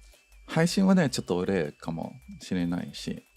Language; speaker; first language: Japanese; non-native, learner; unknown